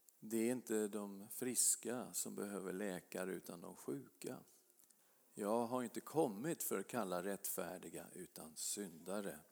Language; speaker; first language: Swedish; native; Swedish